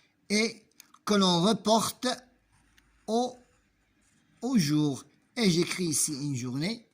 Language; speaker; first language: French; non-native, local second language; Arabic